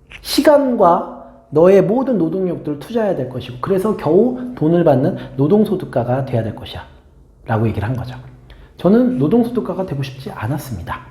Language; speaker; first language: Korean; native; Korean